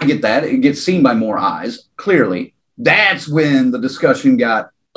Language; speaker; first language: English; native; English